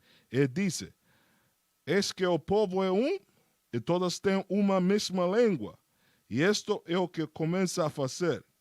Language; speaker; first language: Portuguese; non-native, fluent; Spanish